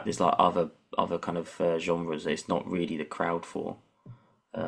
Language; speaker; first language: English; native; English